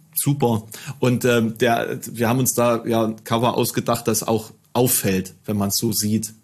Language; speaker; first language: German; native; German